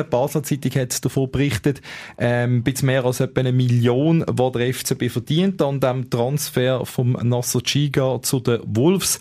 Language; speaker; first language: German; native; German